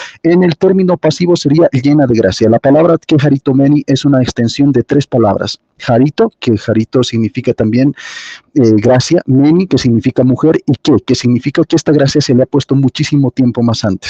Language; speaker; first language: Spanish; native; Spanish